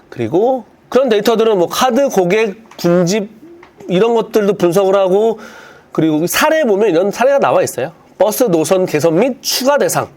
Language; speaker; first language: Korean; native; Korean